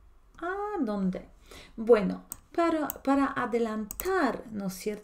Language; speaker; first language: Spanish; non-native, fluent; Polish